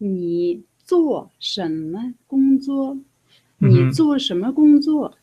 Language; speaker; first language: Chinese; non-native, learner; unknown